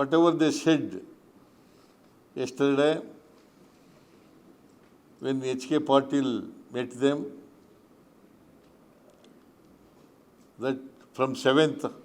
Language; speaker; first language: English; non-native, local second language; Kannada